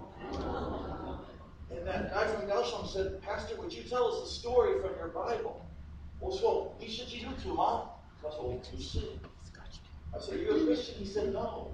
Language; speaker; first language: English; native; English